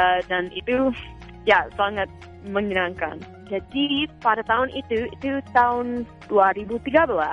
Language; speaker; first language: Indonesian; non-native, fluent; English